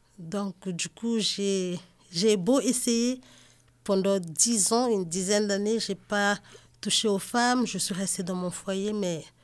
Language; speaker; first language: French; non-native, local second language; Lingala